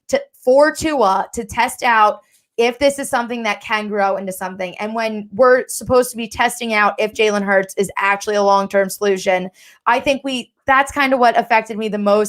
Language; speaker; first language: English; native; English